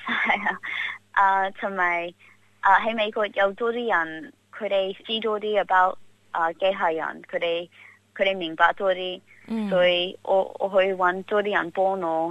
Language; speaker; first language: Cantonese; early bilingual, heritage; Cantonese